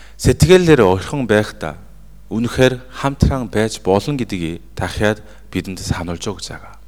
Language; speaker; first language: Mongolian; non-native, fluent; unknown